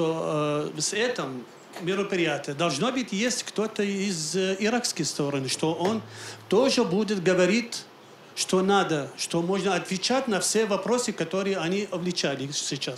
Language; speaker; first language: Russian; non-native, learner; Arabic